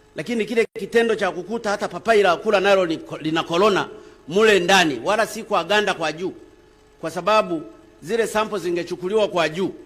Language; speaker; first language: Swahili; non-native, local second language; Sukuma